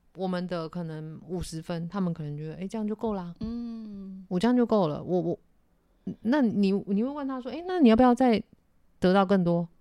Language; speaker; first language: Chinese; native; Chinese